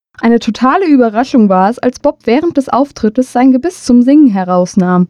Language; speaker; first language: German; native; German